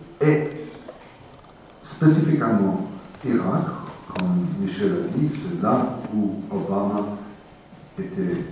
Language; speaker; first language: French; non-native, fluent; English